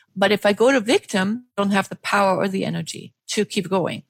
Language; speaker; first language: English; non-native, fluent; German